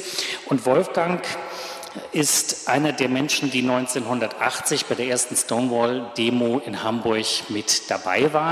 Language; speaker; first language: German; native; German